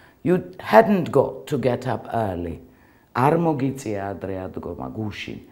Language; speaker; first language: English; non-native, fluent; Georgian